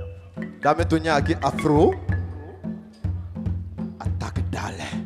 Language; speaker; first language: Czech; non-native, learner; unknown